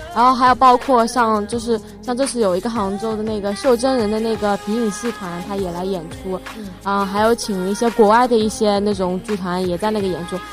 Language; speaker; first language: Chinese; native; Chinese